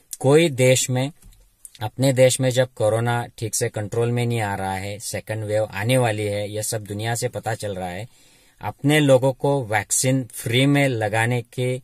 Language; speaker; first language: Hindi; non-native, local second language; Marathi